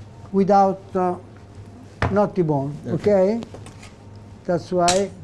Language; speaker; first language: English; non-native, learner; Italian